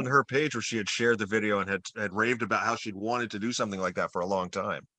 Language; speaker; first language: English; native; English